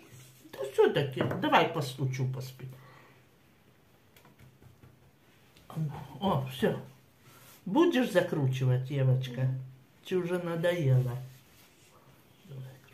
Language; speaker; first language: Russian; native; Russian